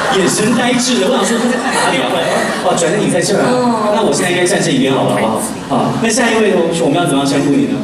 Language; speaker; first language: Chinese; native; Chinese